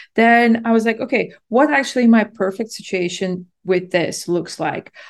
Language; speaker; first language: English; non-native, fluent; Latvian